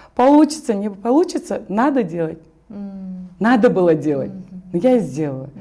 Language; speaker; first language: Russian; non-native, local second language; Kazakh